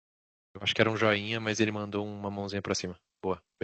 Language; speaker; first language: Portuguese; native; Portuguese